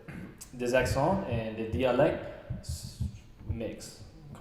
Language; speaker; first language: French; non-native, learner; English